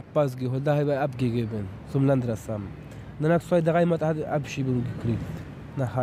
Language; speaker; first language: German; non-native, learner; Pashto